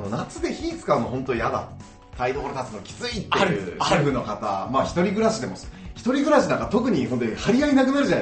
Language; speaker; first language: Japanese; native; Japanese